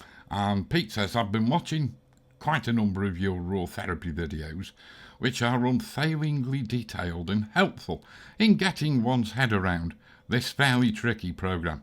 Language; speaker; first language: English; native; English